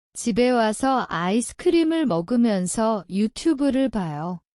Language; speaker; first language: Korean; non-native, learner; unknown